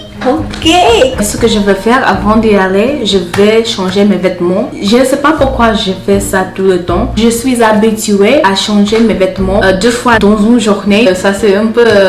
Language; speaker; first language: French; non-native, learner; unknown